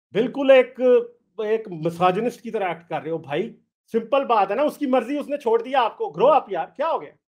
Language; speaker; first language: Urdu; native; Urdu